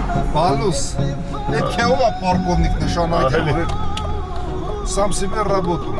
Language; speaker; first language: Russian; non-native, learner; Armenian